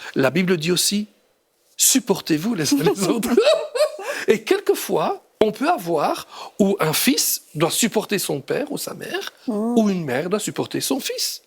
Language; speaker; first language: French; native; French